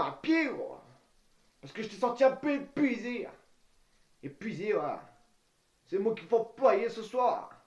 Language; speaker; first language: French; native; French